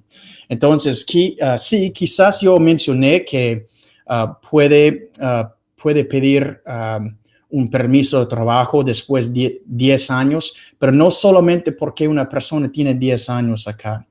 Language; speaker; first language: Spanish; non-native, fluent; English